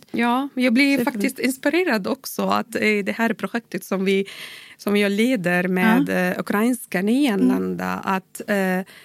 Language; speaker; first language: Swedish; non-native, fluent; Arabic